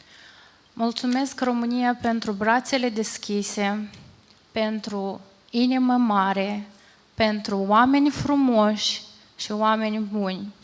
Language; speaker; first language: Romanian; non-native, fluent; Ukrainian